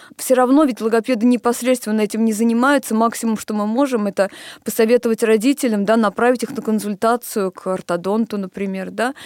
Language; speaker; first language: Russian; native; Russian